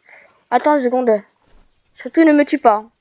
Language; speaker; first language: French; native; French